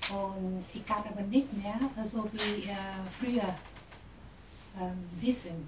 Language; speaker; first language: German; non-native, learner; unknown